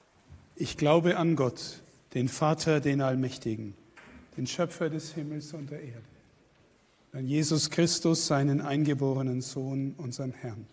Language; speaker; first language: German; native; German